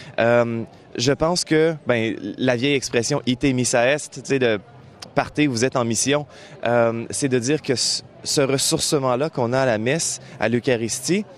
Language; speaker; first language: French; native; French